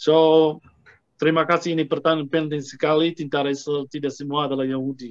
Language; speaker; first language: Indonesian; non-native, fluent; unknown